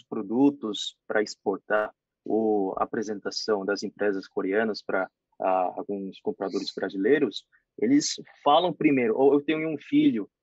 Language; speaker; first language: Portuguese; non-native, fluent; Korean